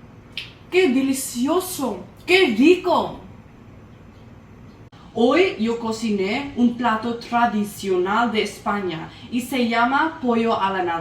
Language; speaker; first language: Spanish; non-native, learner; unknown